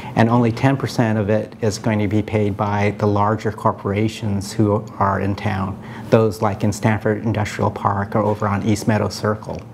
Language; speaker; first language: English; native; English